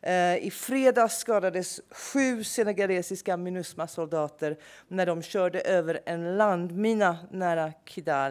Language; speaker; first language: Swedish; non-native, fluent; English